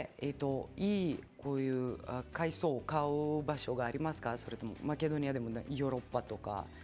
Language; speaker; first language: Japanese; non-native, fluent; Macedonian